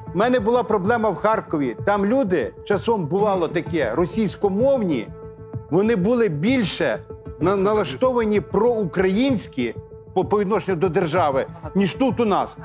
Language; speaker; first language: Ukrainian; native; Ukrainian